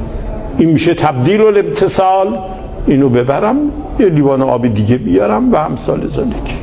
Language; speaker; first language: Persian; native; Persian